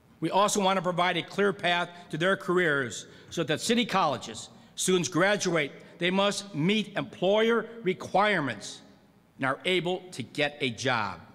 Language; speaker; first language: English; native; English